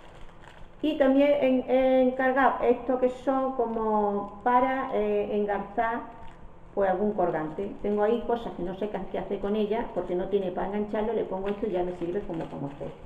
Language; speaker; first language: Spanish; native; Spanish